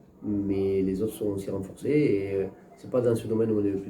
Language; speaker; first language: French; native; French